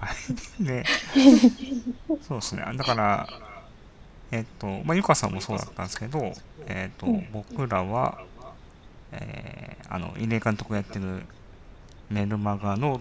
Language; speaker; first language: Japanese; native; Japanese